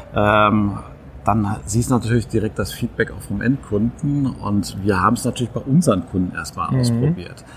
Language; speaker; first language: German; native; German